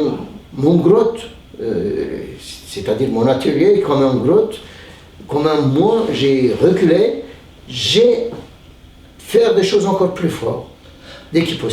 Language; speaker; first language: French; non-native, fluent; Turkish